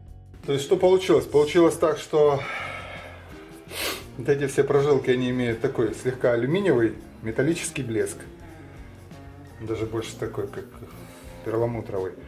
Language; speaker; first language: Russian; native; Russian